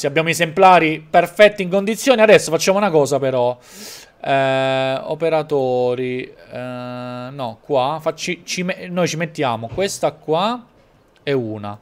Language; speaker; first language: Italian; native; Italian